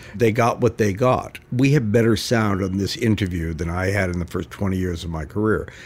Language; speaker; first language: English; native; English